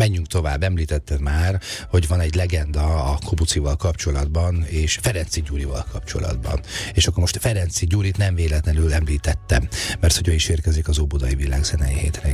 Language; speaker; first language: Hungarian; native; Hungarian